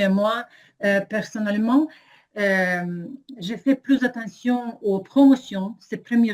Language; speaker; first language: French; non-native, fluent; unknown